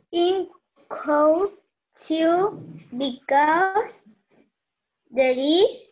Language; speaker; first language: English; non-native, learner; Spanish